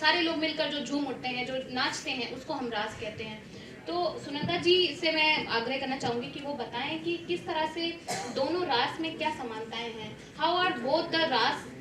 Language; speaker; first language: Hindi; native; Hindi